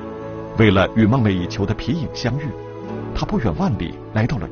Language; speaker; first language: Chinese; native; Chinese